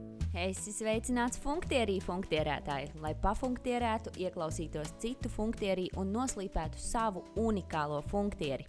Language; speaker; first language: Latvian; native; Latvian